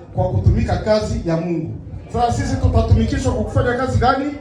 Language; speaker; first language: Swahili; native; Swahili